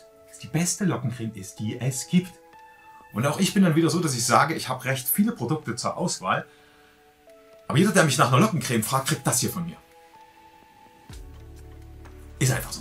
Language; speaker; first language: German; native; German